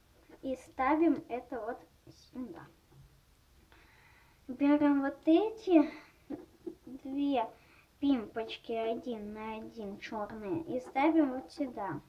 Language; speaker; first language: Russian; native; Russian